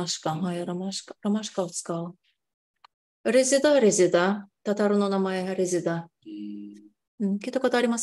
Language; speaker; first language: Japanese; non-native, fluent; Tatar